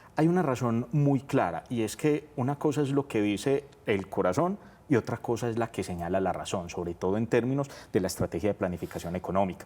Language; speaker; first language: Spanish; native; Spanish